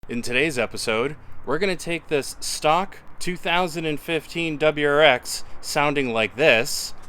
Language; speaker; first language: English; native; English